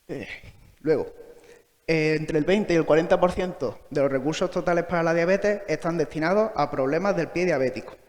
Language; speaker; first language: Spanish; native; Spanish